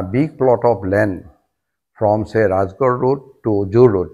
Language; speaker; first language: English; non-native, local second language; Assamese